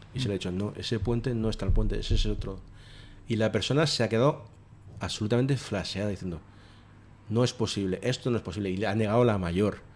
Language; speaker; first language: Spanish; native; Spanish